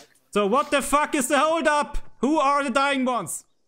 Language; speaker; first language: English; non-native, fluent; German